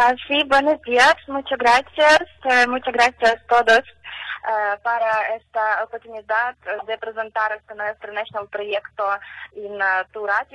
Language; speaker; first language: Spanish; non-native, learner; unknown